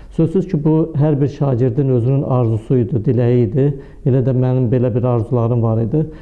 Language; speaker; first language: Azerbaijani; native; Azerbaijani